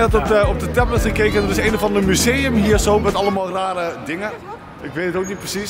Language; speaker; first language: Dutch; native; Dutch